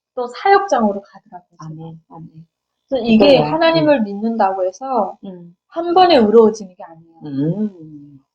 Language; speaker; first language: Korean; native; Korean